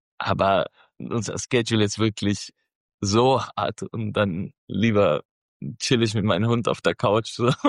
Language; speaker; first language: German; non-native, fluent; Spanish